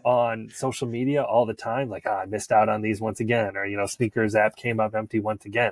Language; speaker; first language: English; native; English